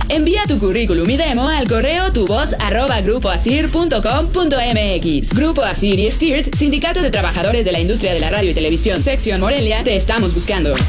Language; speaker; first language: Spanish; native; Spanish